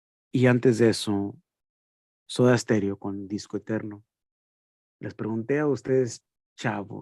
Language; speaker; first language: Spanish; early bilingual, heritage; Spanish